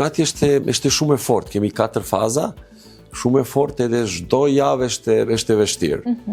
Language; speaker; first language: Albanian; non-native, learner; Serbian